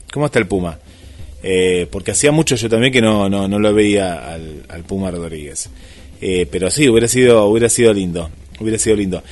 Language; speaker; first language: Spanish; native; Spanish